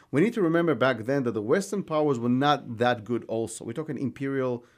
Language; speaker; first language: English; non-native, fluent; Hebrew